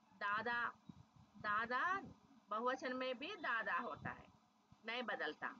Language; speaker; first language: Hindi; non-native, local second language; Telugu